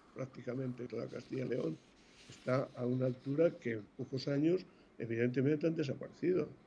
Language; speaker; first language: Spanish; native; Spanish